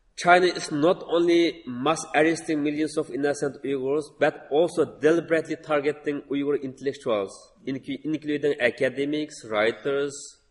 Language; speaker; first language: English; non-native, learner; Uyghur